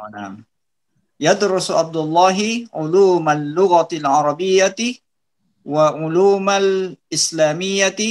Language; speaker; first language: Arabic; non-native, learner; Indonesian